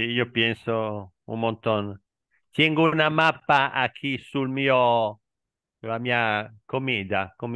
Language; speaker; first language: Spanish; non-native, learner; Italian